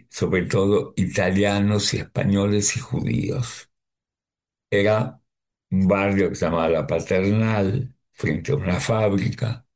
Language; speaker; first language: Spanish; early bilingual, other home language; Yiddish